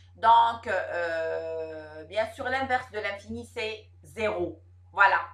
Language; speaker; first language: French; non-native, local second language; Arabic